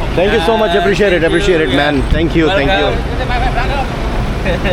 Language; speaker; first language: English; non-native, local second language; Urdu